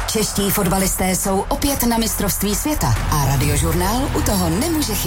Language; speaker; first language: Czech; native; Czech